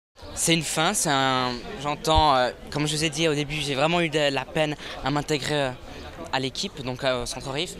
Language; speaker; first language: French; native; French